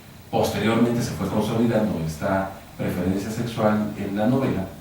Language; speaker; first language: Spanish; native; Spanish